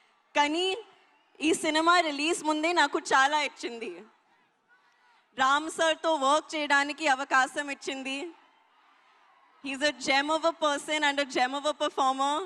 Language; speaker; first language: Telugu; non-native, learner; Hindi